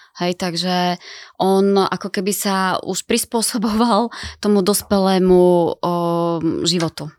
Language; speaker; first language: Slovak; native; Slovak